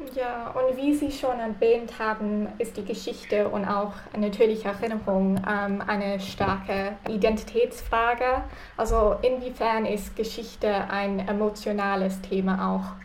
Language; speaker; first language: German; non-native, fluent; English